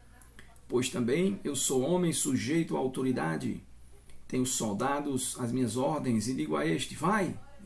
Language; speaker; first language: Portuguese; native; Portuguese